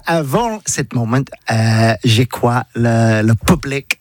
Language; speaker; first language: French; non-native, learner; English